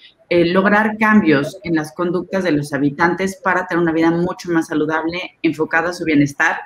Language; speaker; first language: Spanish; native; Spanish